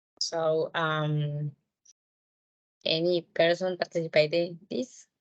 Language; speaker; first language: English; non-native, learner; Spanish